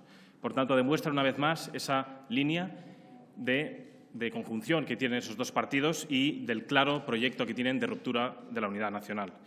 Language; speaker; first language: Spanish; native; Spanish